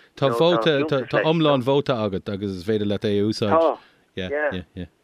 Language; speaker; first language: Irish; non-native, local second language; English